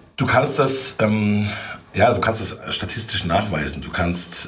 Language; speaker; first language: German; native; German